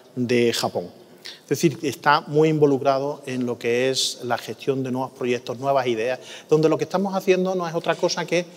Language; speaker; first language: Spanish; native; Spanish